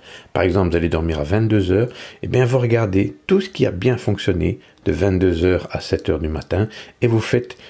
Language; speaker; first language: French; native; French